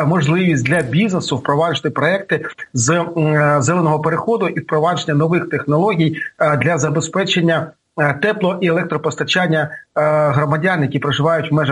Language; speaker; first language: Ukrainian; native; Ukrainian